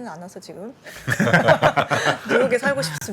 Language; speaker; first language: Korean; native; Korean